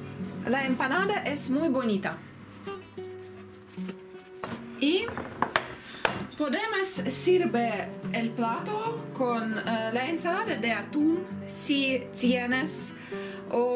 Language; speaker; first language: Spanish; non-native, learner; Russian